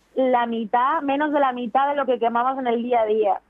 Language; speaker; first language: Spanish; native; Spanish